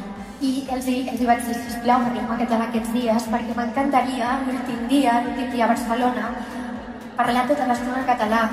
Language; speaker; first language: Catalan; non-native, local second language; Spanish